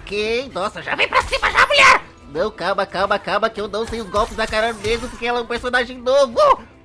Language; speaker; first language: Portuguese; native; Portuguese